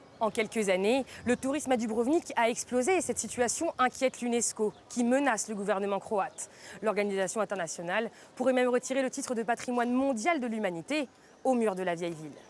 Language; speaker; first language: French; native; French